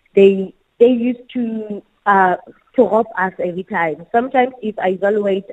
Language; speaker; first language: English; non-native, local second language; Southern Sotho